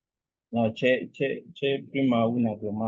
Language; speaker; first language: Italian; non-native, fluent; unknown